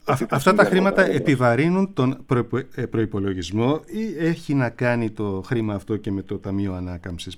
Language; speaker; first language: Greek; native; Greek